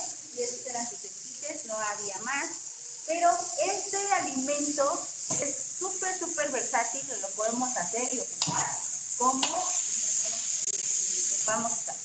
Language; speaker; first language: Spanish; native; Spanish